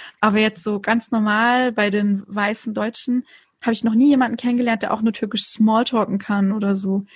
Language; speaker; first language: German; early bilingual, other home language; Turkish